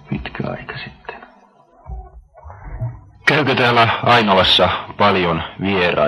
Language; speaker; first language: Finnish; native; Finnish